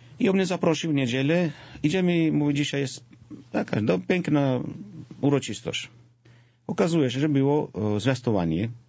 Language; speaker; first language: Polish; non-native, fluent; Georgian